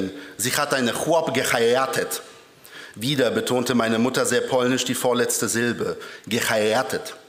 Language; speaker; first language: German; early bilingual, other home language; Polish